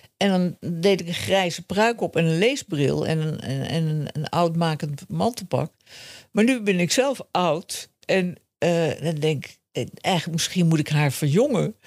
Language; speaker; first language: Dutch; native; Dutch